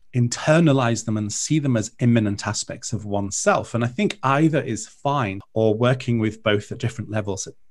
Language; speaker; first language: English; non-native, local second language; Welsh